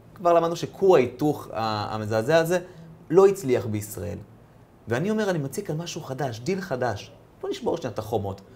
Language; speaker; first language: Hebrew; early bilingual, other home language; Russian